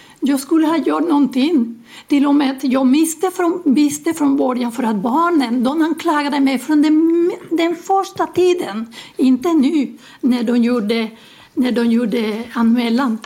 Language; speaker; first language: Swedish; non-native, fluent; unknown